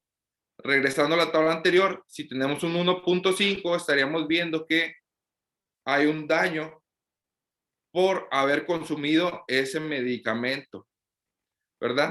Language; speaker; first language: Spanish; native; Spanish